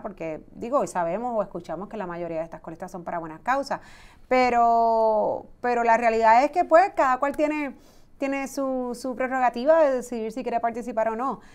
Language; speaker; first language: Spanish; native; Spanish